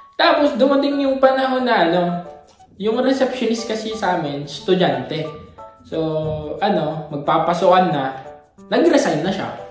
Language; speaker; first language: Filipino; native; Filipino